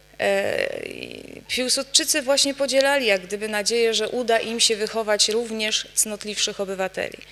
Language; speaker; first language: Polish; native; Polish